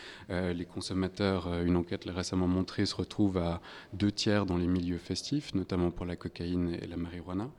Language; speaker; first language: French; native; French